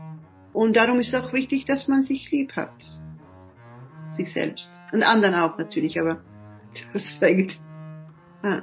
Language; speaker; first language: German; early bilingual, other home language; Italian